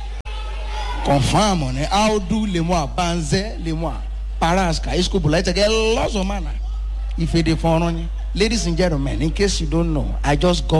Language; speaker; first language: English; non-native, local second language; Yoruba